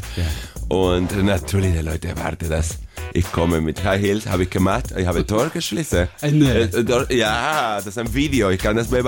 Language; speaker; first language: German; non-native, fluent; Spanish